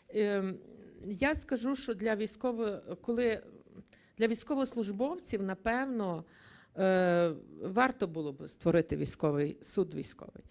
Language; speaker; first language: Ukrainian; native; Ukrainian